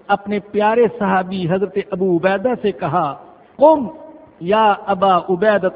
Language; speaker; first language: Urdu; non-native, local second language; Punjabi